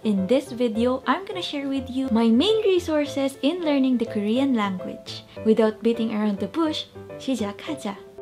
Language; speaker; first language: English; non-native, local second language; Filipino